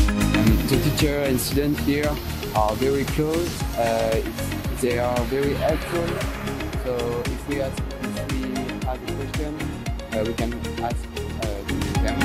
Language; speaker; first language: English; non-native, learner; French